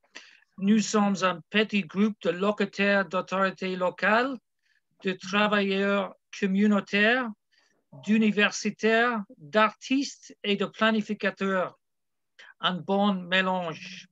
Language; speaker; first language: French; non-native, learner; English